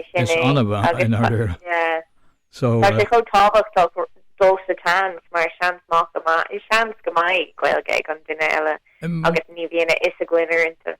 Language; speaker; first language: Irish; non-native, local second language; English